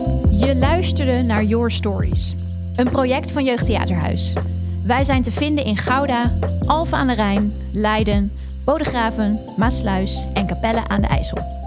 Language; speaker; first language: Dutch; native; Dutch